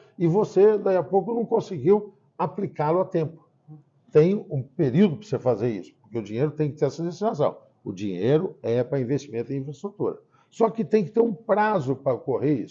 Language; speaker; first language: Portuguese; native; Portuguese